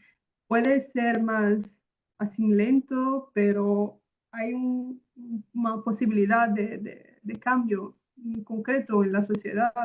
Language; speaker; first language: Spanish; non-native, fluent; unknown